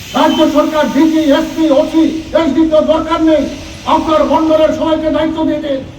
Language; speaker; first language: Bangla; native; Bangla